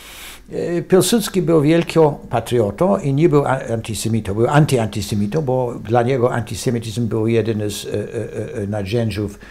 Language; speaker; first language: Polish; non-native, fluent; English